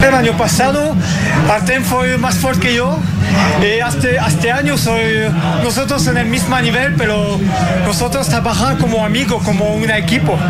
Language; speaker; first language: Portuguese; non-native, learner; French